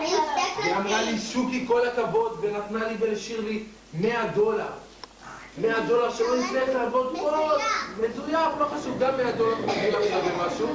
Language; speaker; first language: Hebrew; native; Hebrew